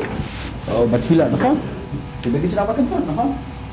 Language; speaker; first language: Hebrew; native; Hebrew